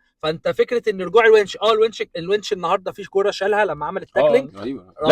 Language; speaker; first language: Arabic; native; Arabic